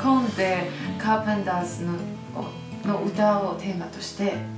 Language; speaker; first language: Japanese; non-native, fluent; Chinese